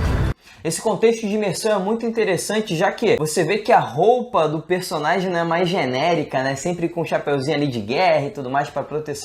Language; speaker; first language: Portuguese; native; Portuguese